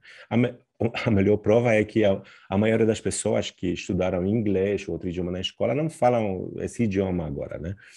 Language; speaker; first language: Portuguese; non-native, fluent; Polish